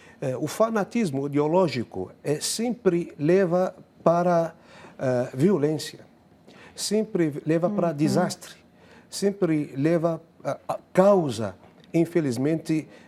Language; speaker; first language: Portuguese; non-native, fluent; Arabic